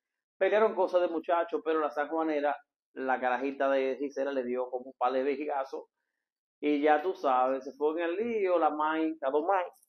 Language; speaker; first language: Spanish; native; Spanish